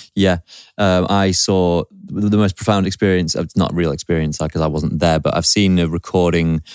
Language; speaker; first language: English; native; English